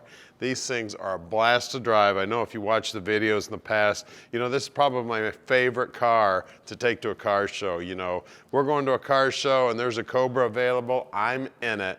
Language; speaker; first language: English; native; English